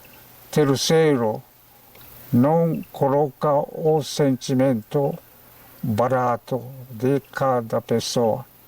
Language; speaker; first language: Portuguese; non-native, fluent; Japanese